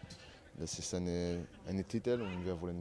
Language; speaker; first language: German; non-native, learner; French